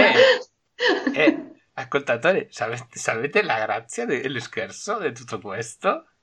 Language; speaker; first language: Italian; non-native, learner; Spanish